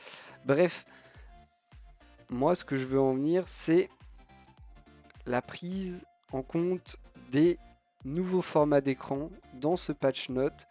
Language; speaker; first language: French; native; French